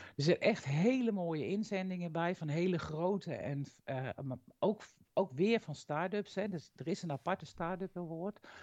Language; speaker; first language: Dutch; native; Dutch